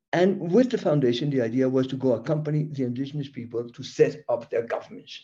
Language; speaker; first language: English; early bilingual, other home language; German